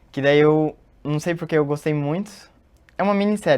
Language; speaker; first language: Portuguese; early bilingual, heritage; Portuguese